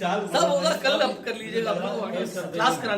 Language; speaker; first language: Hindi; native; Hindi